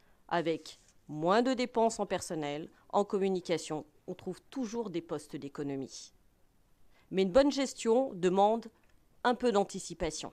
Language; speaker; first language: French; native; French